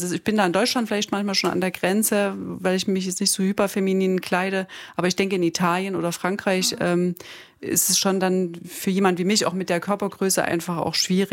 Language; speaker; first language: German; native; German